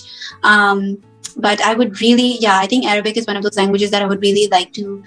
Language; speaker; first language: English; native; English